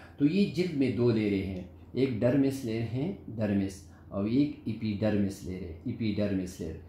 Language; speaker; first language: Urdu; non-native, local second language; Pashto